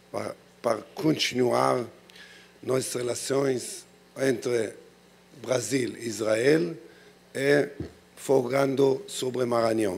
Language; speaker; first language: Portuguese; non-native, learner; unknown